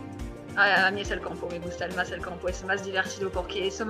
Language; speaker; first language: Spanish; non-native, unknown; French